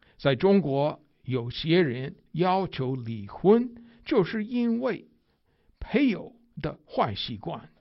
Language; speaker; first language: Chinese; non-native, fluent; English